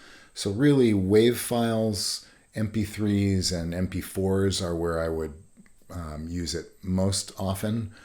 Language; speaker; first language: English; native; English